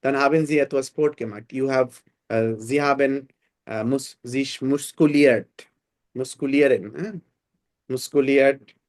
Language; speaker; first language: German; non-native, fluent; Bangla